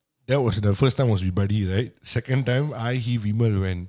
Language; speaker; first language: English; non-native, local second language; Tamil